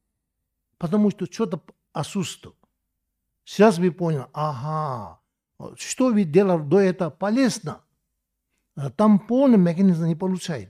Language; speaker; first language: Russian; non-native, learner; Tibetan